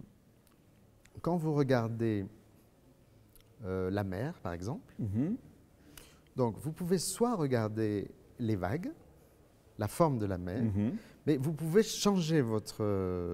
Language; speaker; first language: French; native; French